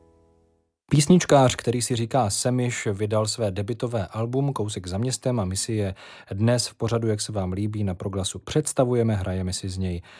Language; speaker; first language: Czech; native; Czech